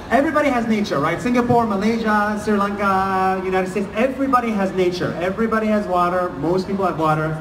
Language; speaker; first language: English; non-native, fluent; Arabic